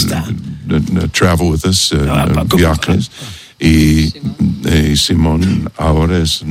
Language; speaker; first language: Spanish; non-native, learner; English